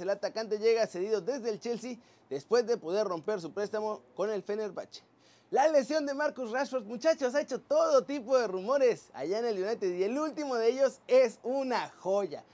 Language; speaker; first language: Spanish; native; Spanish